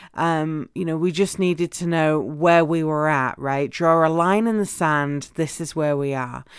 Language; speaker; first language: English; native; English